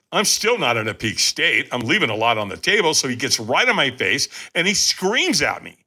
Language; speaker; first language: English; native; English